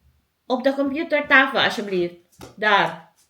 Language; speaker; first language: Dutch; non-native, learner; Cebuano